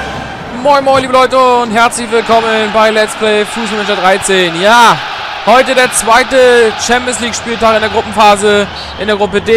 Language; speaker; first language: German; native; German